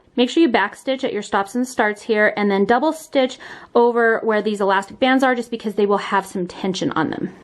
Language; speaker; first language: English; native; English